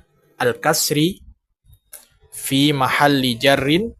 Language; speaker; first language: Arabic; non-native, fluent; Indonesian